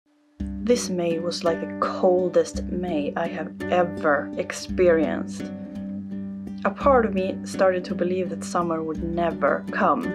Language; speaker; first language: English; non-native, fluent; Swedish